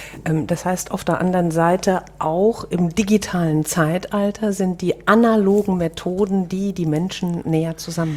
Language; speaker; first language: German; native; German